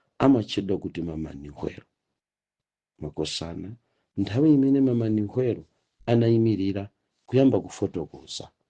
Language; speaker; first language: Nyanja; native; Nyanja